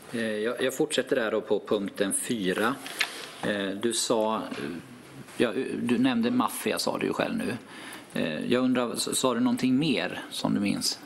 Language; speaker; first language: Swedish; native; Swedish